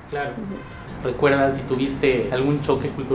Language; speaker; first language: Spanish; native; Spanish